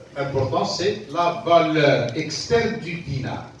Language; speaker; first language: French; non-native, local second language; Arabic